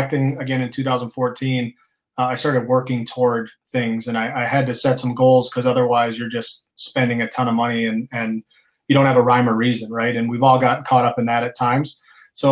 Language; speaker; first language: English; native; English